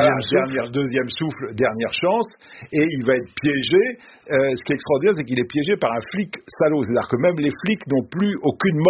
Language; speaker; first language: French; native; French